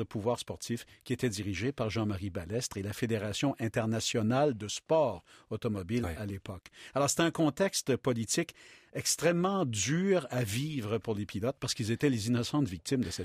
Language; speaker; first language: French; native; French